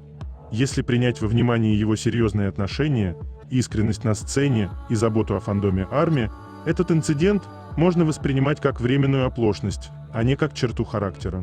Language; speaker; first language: Russian; native; Russian